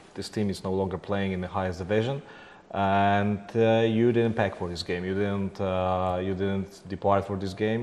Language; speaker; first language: English; non-native, fluent; Polish